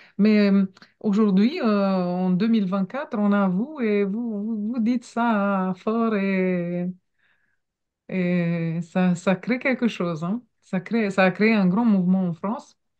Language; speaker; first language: French; non-native, fluent; Romanian